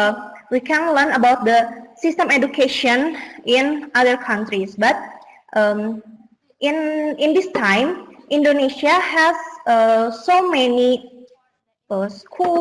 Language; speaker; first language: English; non-native, learner; Indonesian